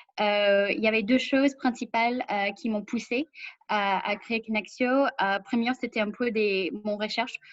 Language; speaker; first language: French; non-native, fluent; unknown